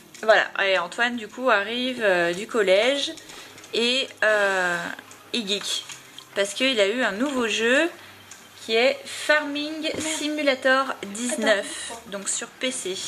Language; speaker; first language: French; native; French